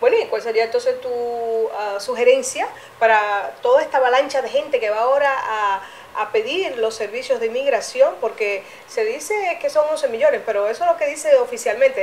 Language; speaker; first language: Spanish; native; Spanish